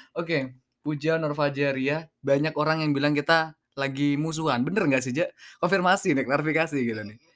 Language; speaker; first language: Indonesian; native; Indonesian